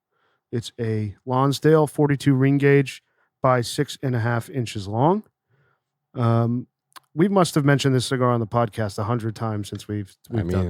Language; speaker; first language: English; native; English